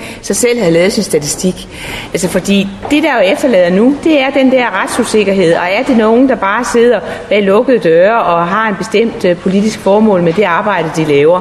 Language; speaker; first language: Danish; native; Danish